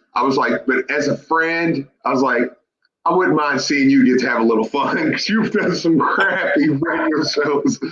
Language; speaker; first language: English; native; English